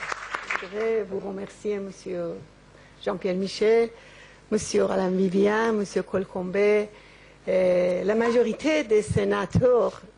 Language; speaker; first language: French; non-native, learner; Persian